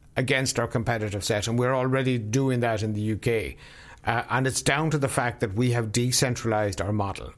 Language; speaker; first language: English; native; English